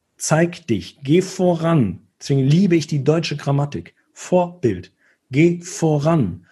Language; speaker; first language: German; early bilingual, other home language; Italian